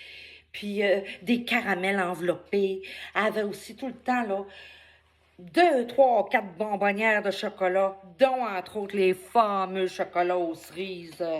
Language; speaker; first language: French; native; French